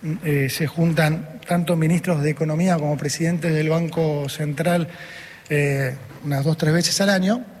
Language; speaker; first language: Spanish; native; Spanish